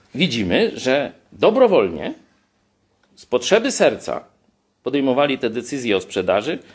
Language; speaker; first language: Polish; native; Polish